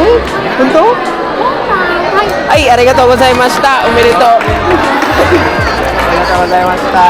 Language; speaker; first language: Japanese; non-native, learner; Filipino